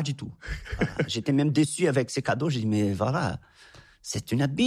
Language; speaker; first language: French; non-native, fluent; Portuguese